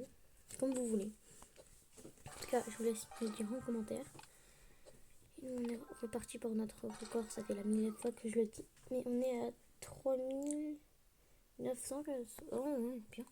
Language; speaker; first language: French; native; French